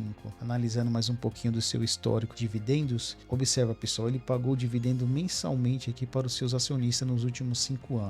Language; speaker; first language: Portuguese; native; Portuguese